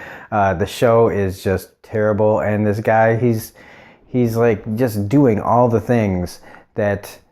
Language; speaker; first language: English; native; English